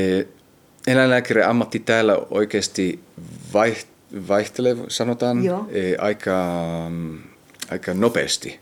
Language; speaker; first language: Finnish; early bilingual, heritage; Finnish